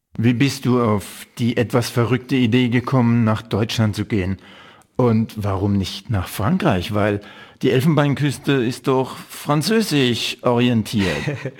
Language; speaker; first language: German; native; German